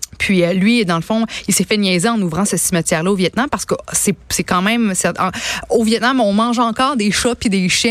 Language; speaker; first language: French; native; French